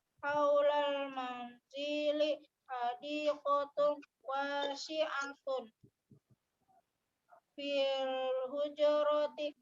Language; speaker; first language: Arabic; non-native, learner; Indonesian